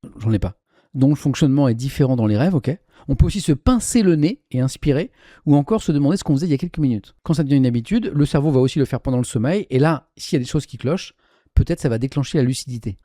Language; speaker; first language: French; native; French